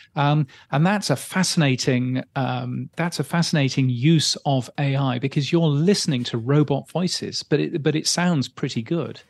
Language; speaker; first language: English; native; English